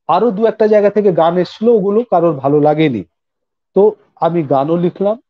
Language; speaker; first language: Bangla; non-native, local second language; Hindi